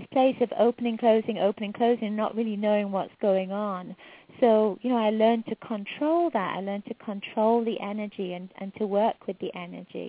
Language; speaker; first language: English; native; English